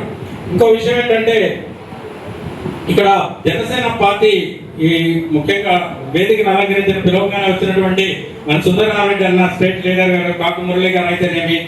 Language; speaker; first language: Telugu; native; Telugu